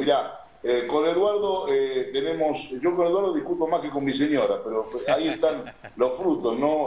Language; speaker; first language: Spanish; native; Spanish